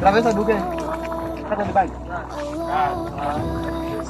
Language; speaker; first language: Portuguese; non-native, local second language; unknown